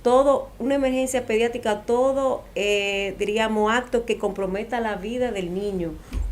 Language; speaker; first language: Spanish; native; Spanish